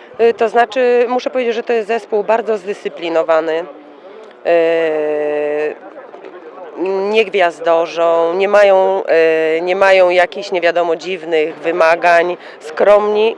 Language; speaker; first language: Polish; native; Polish